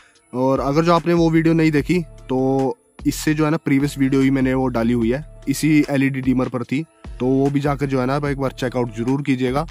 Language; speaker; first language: Hindi; native; Hindi